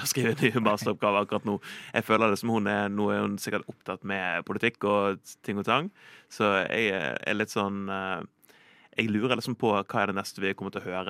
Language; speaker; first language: Norwegian; native; Norwegian